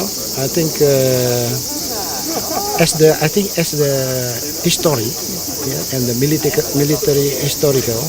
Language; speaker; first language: English; non-native, learner; Indonesian